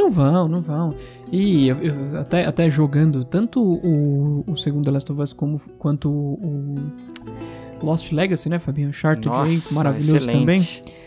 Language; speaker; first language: Portuguese; native; Portuguese